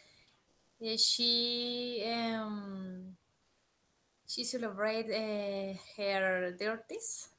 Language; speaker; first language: English; non-native, learner; Spanish